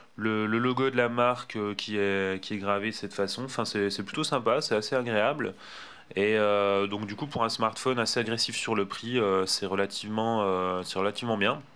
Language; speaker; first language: French; native; French